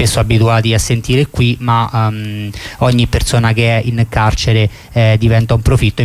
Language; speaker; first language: Italian; native; Italian